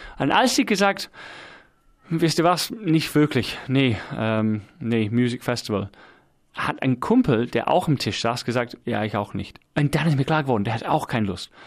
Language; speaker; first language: German; non-native, fluent; English